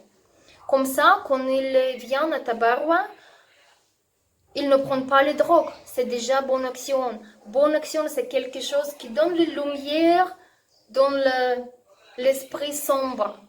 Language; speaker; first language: French; non-native, learner; Russian